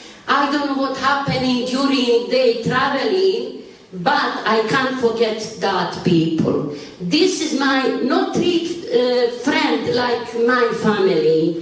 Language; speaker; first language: English; non-native, learner; Bosnian